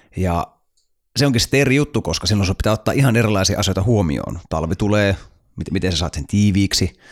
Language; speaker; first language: Finnish; native; Finnish